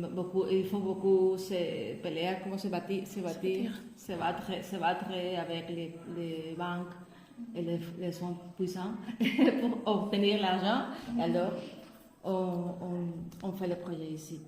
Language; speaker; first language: French; non-native, fluent; Spanish